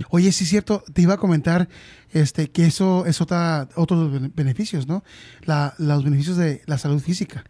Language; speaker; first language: Spanish; early bilingual, heritage; Spanish